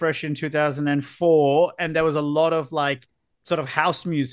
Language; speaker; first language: English; non-native, local second language; Sinhala